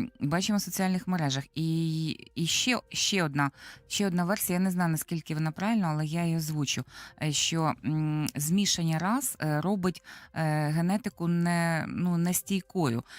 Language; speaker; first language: Ukrainian; native; Ukrainian